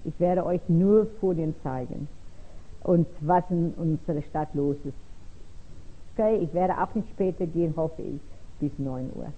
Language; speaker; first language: German; non-native, fluent; Afrikaans